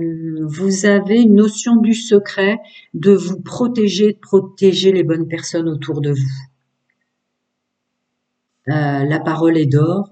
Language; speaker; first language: French; native; French